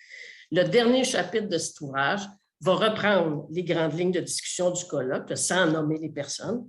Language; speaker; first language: French; native; French